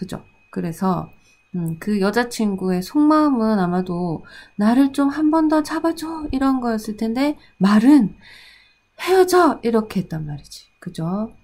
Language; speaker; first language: Korean; native; Korean